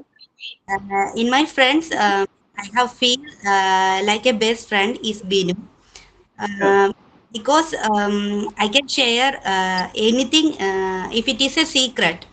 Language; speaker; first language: English; non-native, learner; Malayalam